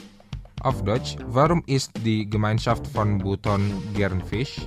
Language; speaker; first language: German; non-native, fluent; Indonesian